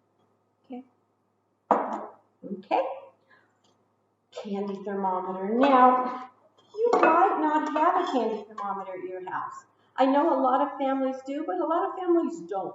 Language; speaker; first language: English; native; English